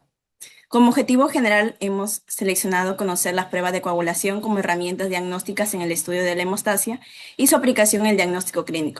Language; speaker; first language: Spanish; native; Spanish